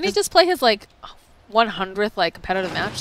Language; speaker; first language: English; native; English